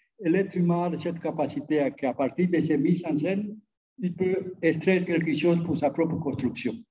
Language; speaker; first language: French; non-native, fluent; Spanish